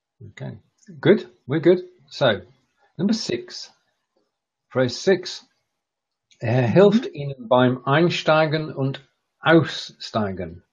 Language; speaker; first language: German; non-native, learner; English